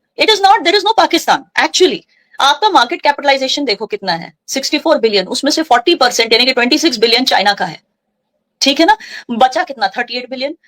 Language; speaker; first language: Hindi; non-native, local second language; Kashmiri